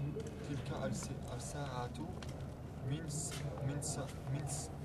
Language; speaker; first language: Arabic; non-native, learner; French